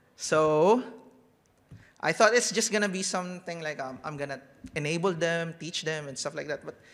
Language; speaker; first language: English; non-native, local second language; Filipino